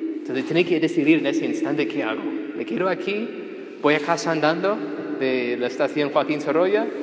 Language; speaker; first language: Spanish; non-native, fluent; English